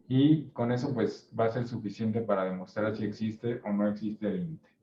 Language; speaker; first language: Spanish; native; Spanish